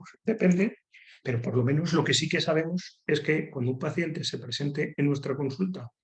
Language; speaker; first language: Spanish; native; Spanish